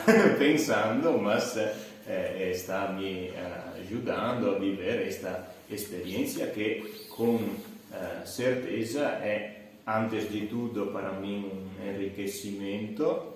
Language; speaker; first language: Portuguese; non-native, fluent; Italian